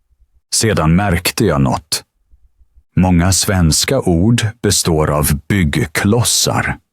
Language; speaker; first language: Swedish; non-native, fluent; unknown